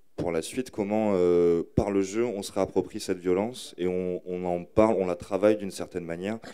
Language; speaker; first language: French; native; French